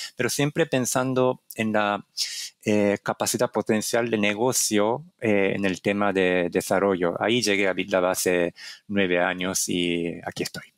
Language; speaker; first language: Spanish; non-native, fluent; Japanese